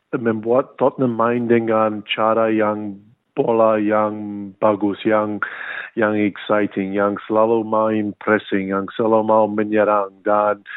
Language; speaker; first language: Indonesian; early bilingual, heritage; English